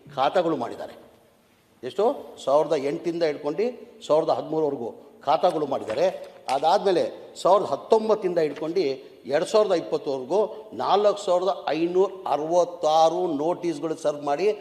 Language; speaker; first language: Kannada; non-native, local second language; Urdu